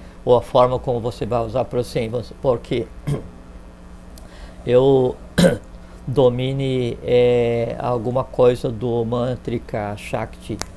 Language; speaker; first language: Portuguese; native; Portuguese